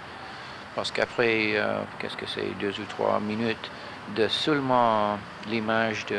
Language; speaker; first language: French; non-native, fluent; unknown